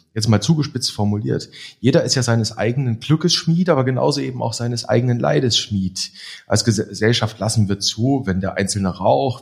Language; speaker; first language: German; native; German